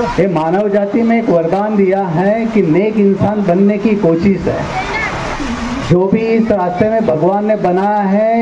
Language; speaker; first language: Hindi; non-native, local second language; Marathi